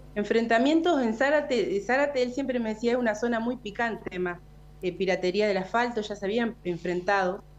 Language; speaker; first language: Spanish; native; Spanish